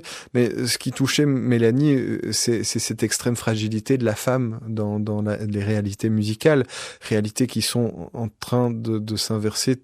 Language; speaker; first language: French; native; French